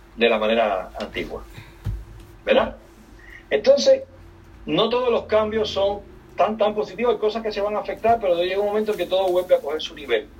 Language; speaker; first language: Spanish; native; Spanish